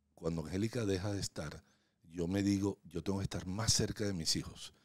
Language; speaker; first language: Spanish; non-native, local second language; Hungarian